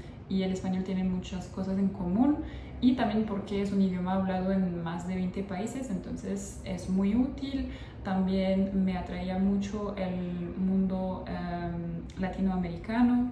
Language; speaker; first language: Spanish; non-native, fluent; French